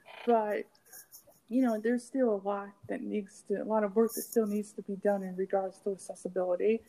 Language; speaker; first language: English; native; English